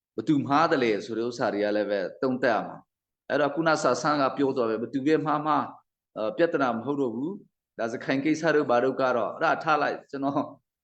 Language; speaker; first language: Burmese; non-native, local second language; Hakha Chin